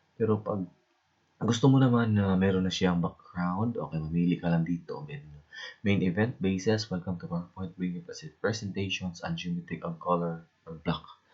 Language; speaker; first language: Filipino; non-native, local second language; Cebuano